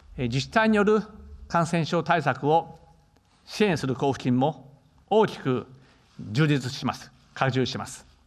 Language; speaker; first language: Japanese; native; Japanese